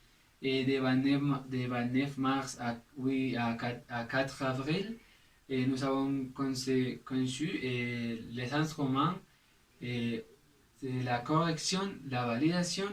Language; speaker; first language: French; non-native, learner; Spanish